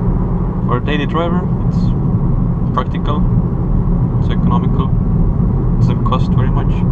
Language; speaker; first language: English; non-native, fluent; Estonian